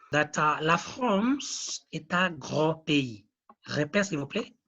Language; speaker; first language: French; non-native, fluent; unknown